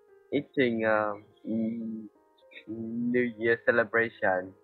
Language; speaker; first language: English; non-native, learner; Vietnamese